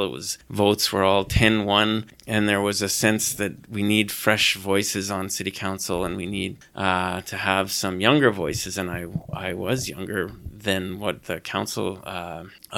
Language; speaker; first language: English; native; English